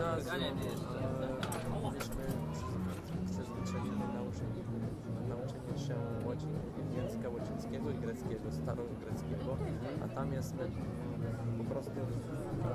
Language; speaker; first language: Polish; non-native, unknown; Italian